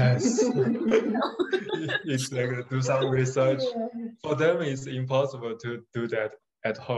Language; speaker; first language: English; non-native, fluent; Chinese